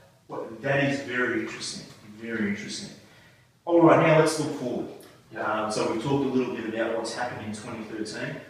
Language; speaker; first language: English; native; English